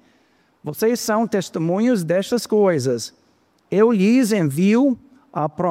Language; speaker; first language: Portuguese; non-native, fluent; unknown